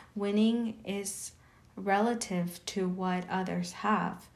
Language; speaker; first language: English; early bilingual, other home language; Spanish